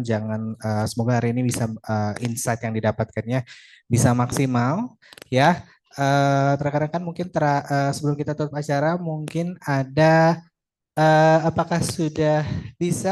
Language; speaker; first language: Indonesian; native; Indonesian